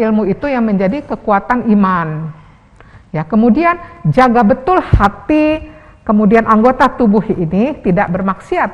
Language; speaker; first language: Indonesian; native; Indonesian